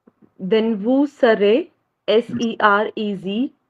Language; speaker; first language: French; non-native, learner; Hindi